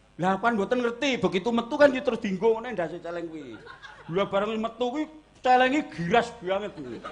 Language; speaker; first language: Javanese; native; Javanese